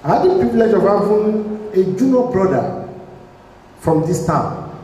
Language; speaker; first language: English; non-native, local second language; Yoruba